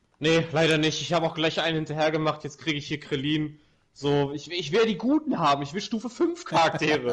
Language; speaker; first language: German; native; German